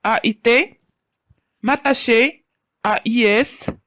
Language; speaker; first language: French; non-native, local second language; Arabic